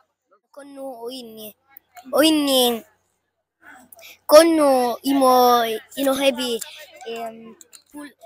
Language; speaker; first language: Italian; early bilingual, other home language; Fula